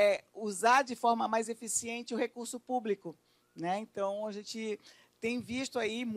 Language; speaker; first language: Portuguese; native; Portuguese